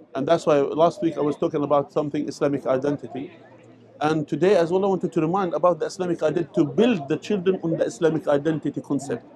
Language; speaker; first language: English; non-native, fluent; Arabic